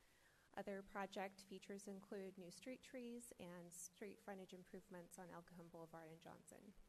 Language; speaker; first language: English; native; English